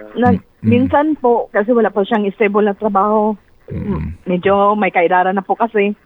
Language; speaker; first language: Filipino; non-native, local second language; Cebuano